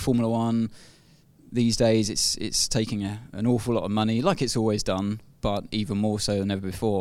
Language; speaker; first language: English; native; English